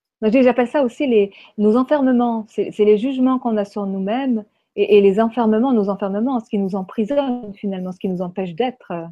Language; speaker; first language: French; native; French